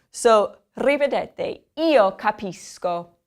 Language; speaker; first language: Italian; non-native, fluent; English